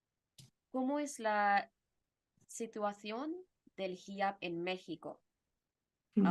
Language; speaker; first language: Spanish; non-native, fluent; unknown